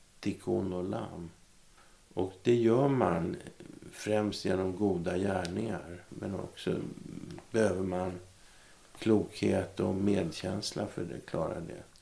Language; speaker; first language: Swedish; native; Swedish